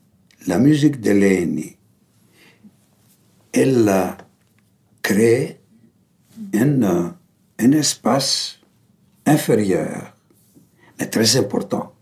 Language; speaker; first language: French; non-native, fluent; Greek